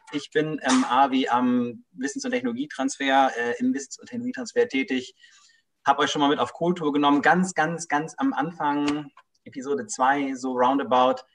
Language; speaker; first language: German; native; German